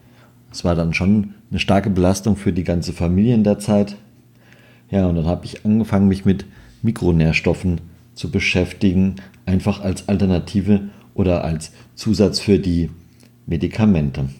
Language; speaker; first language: German; native; German